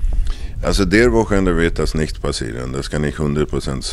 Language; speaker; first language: German; non-native, fluent; Swedish